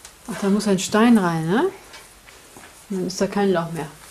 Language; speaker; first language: German; native; German